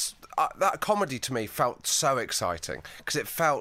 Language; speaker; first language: English; native; English